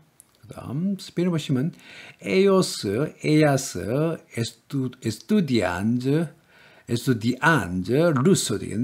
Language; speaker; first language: Spanish; non-native, learner; Korean